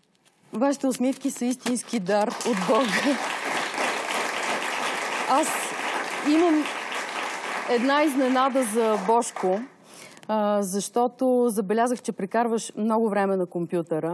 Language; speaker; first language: Bulgarian; native; Bulgarian